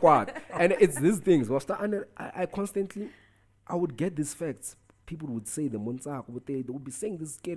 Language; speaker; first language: English; non-native, local second language; Tsonga